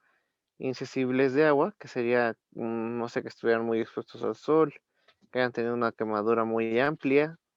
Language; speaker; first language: Spanish; native; Spanish